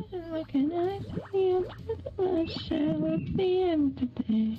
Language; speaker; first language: English; non-native, local second language; Filipino